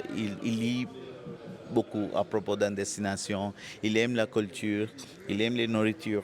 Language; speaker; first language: French; non-native, fluent; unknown